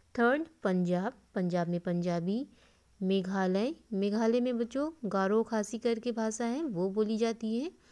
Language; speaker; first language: Hindi; native; Hindi